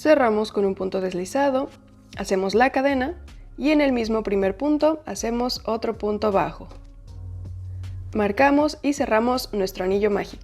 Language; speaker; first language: Spanish; native; Spanish